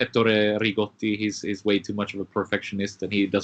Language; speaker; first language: English; non-native, fluent; Swedish